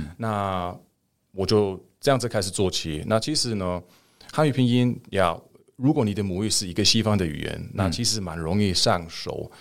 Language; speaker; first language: Chinese; non-native, fluent; German